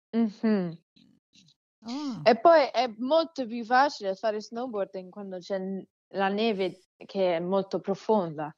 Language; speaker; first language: Italian; early bilingual, heritage; Italian